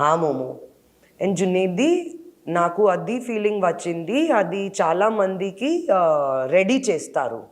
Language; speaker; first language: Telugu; non-native, local second language; Hindi